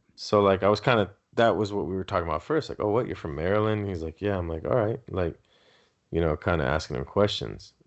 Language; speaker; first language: English; early bilingual, other home language; Spanish